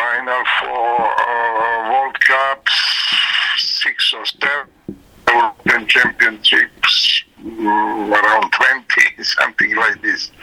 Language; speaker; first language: English; non-native, learner; Serbian